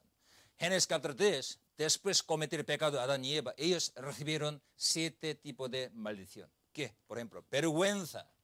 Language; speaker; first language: Spanish; non-native, learner; Korean